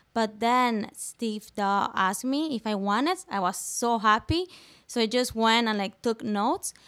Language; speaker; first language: English; non-native, fluent; Spanish